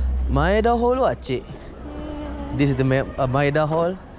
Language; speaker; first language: English; non-native, local second language; Malay